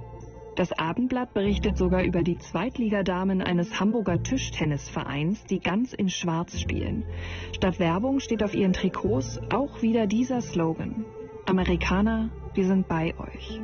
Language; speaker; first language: German; native; German